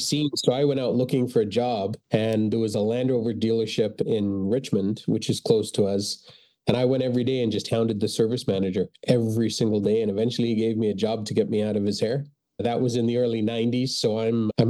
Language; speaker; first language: English; native; English